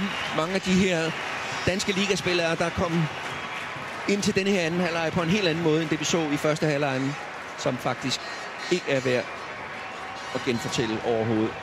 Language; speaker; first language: Danish; native; Danish